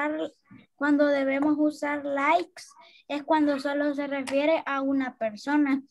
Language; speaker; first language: Spanish; native; Spanish